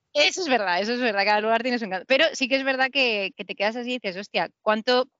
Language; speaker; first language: Spanish; native; Spanish